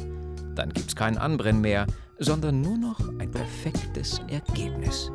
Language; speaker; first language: German; native; German